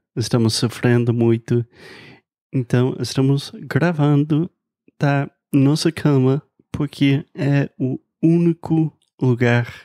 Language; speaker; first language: Portuguese; non-native, fluent; English